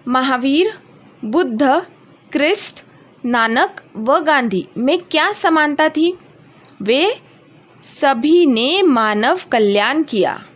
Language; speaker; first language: Hindi; non-native, local second language; Marathi